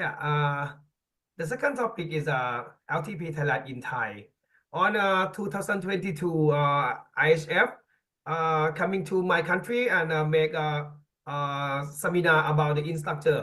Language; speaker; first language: English; non-native, learner; Thai